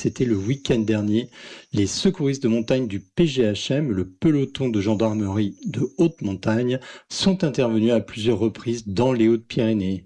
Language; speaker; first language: French; native; French